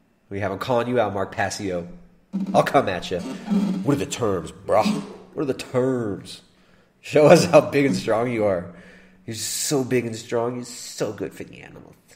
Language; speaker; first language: English; native; English